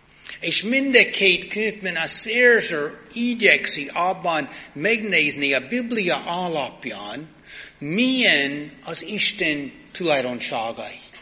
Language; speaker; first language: Hungarian; non-native, learner; English